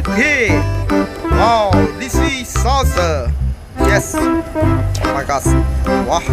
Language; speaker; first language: English; non-native, learner; Indonesian